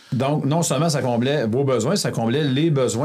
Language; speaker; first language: French; native; French